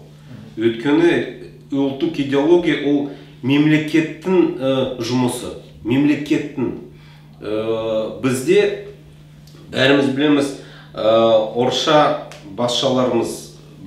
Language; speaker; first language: Kazakh; non-native, local second language; Russian